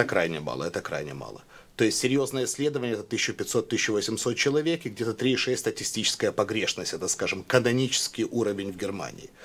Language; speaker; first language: Russian; native; Russian